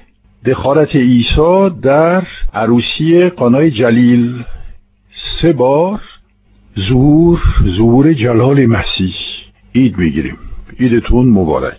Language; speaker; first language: Persian; non-native, fluent; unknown